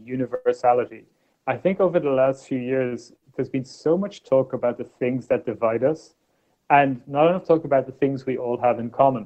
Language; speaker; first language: English; native; English